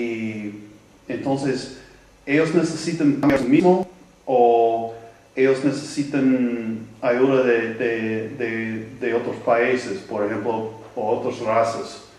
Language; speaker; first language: Spanish; non-native, learner; English